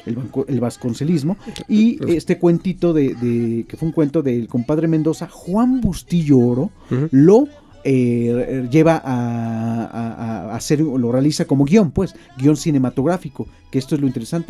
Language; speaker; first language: Spanish; native; Spanish